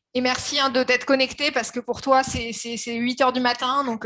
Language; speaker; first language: French; native; French